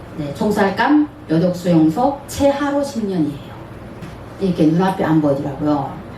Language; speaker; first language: Korean; native; Korean